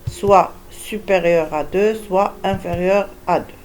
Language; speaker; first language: French; non-native, local second language; Arabic